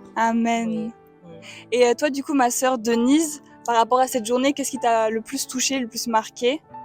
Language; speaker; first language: French; native; French